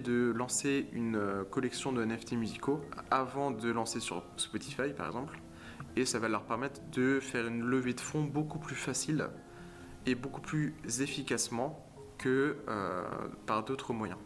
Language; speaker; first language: French; native; French